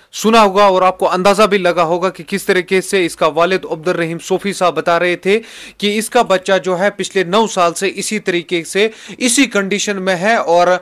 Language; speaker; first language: Hindi; non-native, local second language; Kashmiri